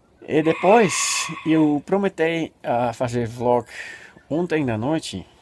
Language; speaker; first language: Portuguese; non-native, fluent; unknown